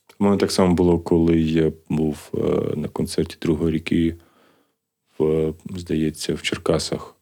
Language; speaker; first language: Ukrainian; native; Ukrainian